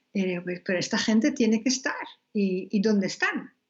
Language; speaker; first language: Spanish; non-native, fluent; Dutch